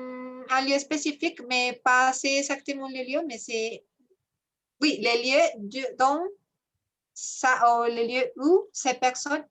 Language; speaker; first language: French; non-native, fluent; Spanish